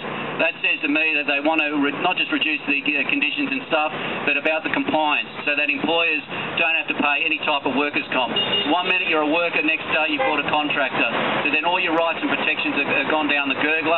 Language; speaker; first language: English; native; English